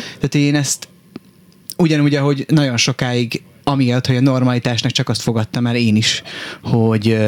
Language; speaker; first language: Hungarian; native; Hungarian